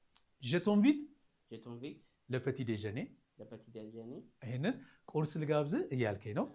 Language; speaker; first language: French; non-native, fluent; Amharic